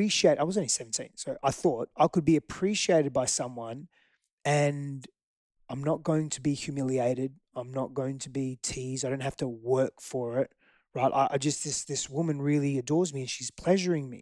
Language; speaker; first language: English; early bilingual, other home language; Greek